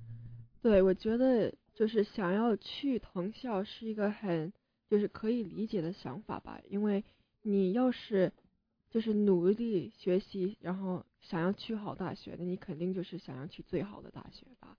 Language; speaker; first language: Chinese; early bilingual, heritage; Chinese